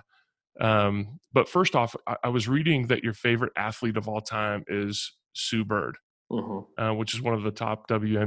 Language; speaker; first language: English; native; English